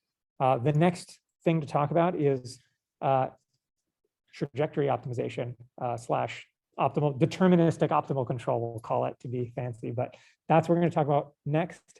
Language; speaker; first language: English; native; English